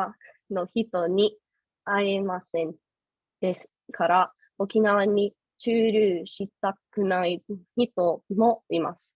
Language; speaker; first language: Japanese; non-native, learner; English